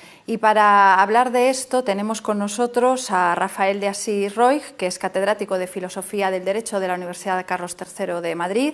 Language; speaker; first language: Spanish; native; Spanish